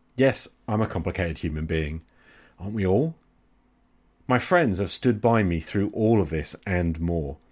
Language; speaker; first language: English; native; English